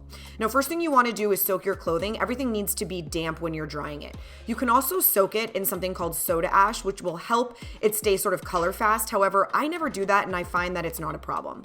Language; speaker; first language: English; native; English